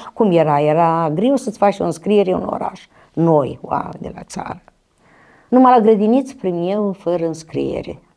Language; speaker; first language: Romanian; native; Romanian